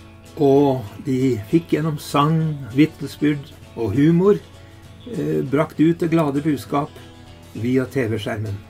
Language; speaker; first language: Norwegian; native; Norwegian